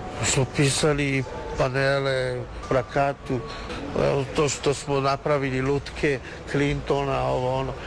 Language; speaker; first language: Serbian; non-native, learner; Chinese